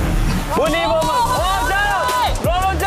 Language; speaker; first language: Chinese; non-native, fluent; Turkish